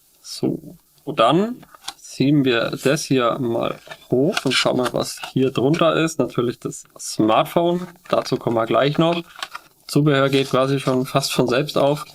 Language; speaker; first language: German; native; German